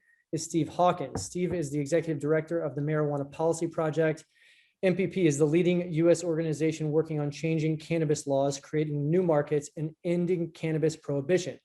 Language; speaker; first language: English; native; English